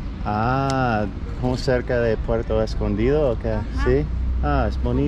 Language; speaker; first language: Spanish; non-native, learner; English